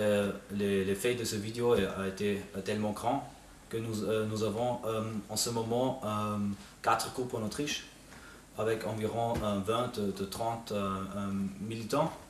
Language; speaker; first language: French; non-native, fluent; German